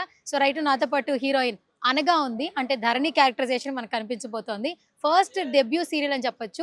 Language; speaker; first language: Telugu; native; Telugu